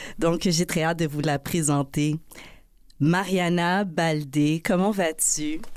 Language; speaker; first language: French; early bilingual, other home language; Haitian Creole